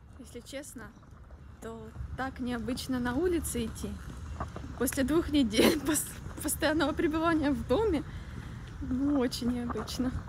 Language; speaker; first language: Russian; native; Russian